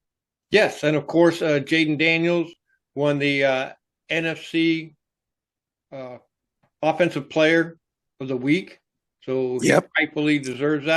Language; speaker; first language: English; native; English